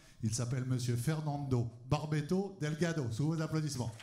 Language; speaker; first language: French; native; French